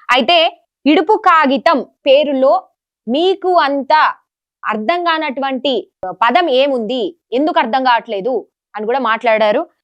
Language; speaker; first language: Telugu; native; Telugu